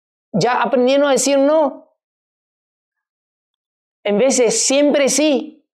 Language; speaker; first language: Spanish; non-native, fluent; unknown